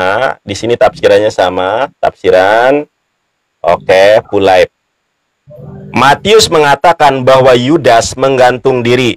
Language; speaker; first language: Indonesian; native; Indonesian